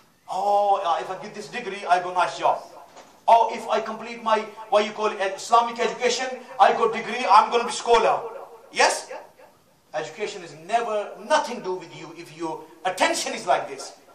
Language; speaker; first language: English; non-native, local second language; Urdu